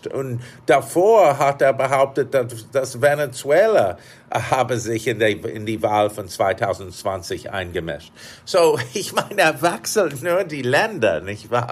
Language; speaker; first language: German; non-native, fluent; English